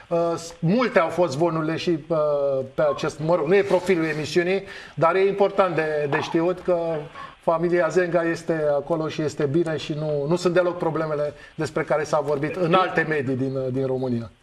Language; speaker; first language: Romanian; native; Romanian